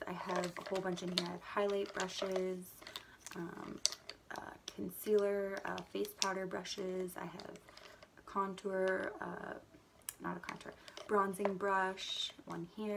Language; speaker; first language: English; native; English